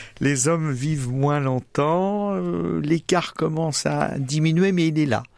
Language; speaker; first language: French; native; French